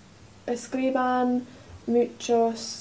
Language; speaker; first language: Spanish; non-native, learner; English